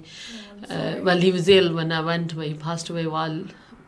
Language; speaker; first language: English; non-native, local second language; Urdu